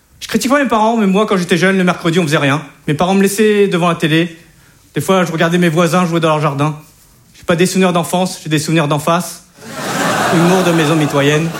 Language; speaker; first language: French; native; French